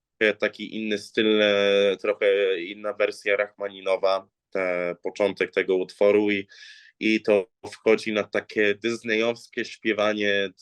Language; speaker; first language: Polish; early bilingual, heritage; English